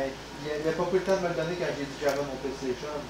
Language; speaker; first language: French; native; French